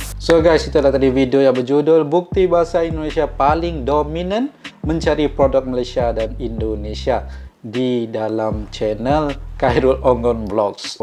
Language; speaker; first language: Malay; native; Malay